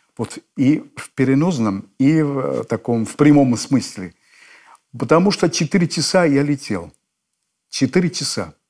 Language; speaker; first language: Russian; non-native, fluent; Spanish